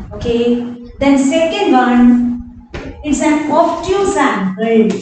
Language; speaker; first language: English; non-native, local second language; Malayalam